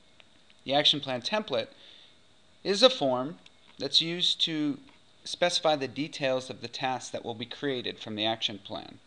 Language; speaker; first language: English; native; English